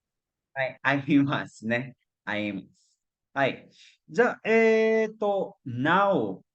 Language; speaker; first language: Japanese; non-native, fluent; Cebuano